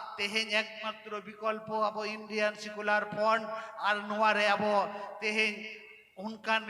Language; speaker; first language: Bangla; non-native, local second language; Santali